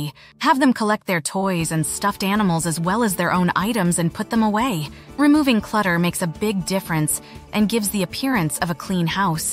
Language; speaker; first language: English; native; English